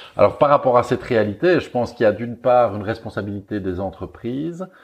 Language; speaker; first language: French; native; French